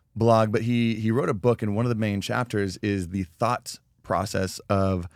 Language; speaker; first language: English; native; English